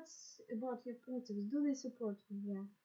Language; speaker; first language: English; non-native, learner; Russian